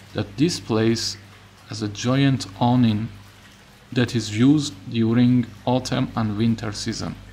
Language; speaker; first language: English; non-native, fluent; Persian